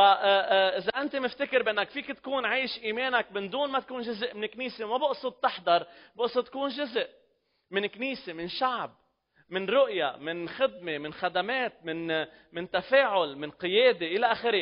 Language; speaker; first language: Arabic; native; Arabic